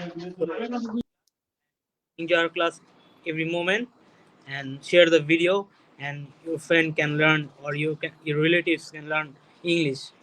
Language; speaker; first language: English; non-native, learner; Bangla